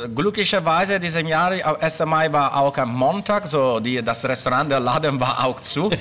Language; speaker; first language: German; non-native, learner; Italian